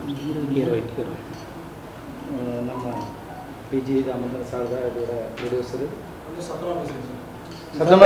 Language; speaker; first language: Tamil; non-native, learner; Malayalam